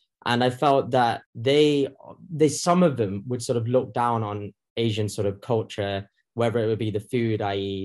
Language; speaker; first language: English; native; English